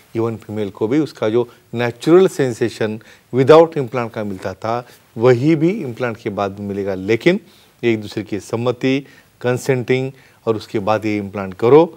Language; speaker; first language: Hindi; non-native, local second language; Marathi